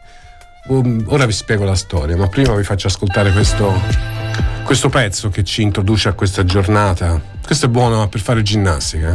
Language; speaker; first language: Italian; native; Italian